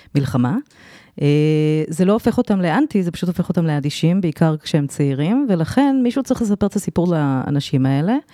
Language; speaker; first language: Hebrew; non-native, fluent; English